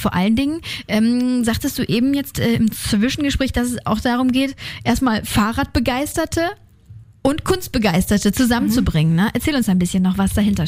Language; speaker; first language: German; native; German